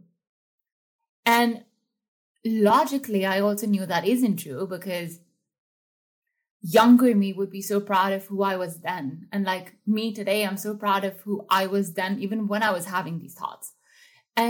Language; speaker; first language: English; non-native, local second language; Hindi